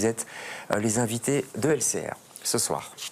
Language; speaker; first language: French; native; French